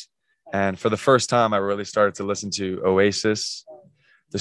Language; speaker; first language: English; native; English